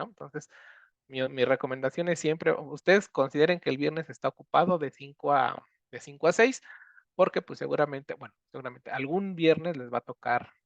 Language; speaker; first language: Spanish; native; Spanish